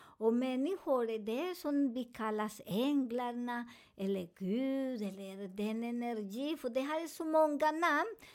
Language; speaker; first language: Swedish; non-native, learner; Spanish